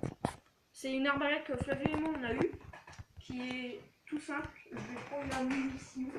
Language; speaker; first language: French; native; French